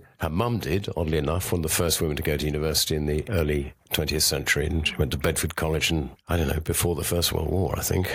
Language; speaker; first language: English; native; English